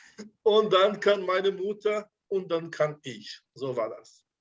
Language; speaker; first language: German; non-native, fluent; Portuguese